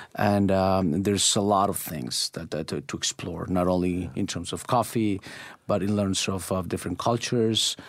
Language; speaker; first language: English; non-native, fluent; Spanish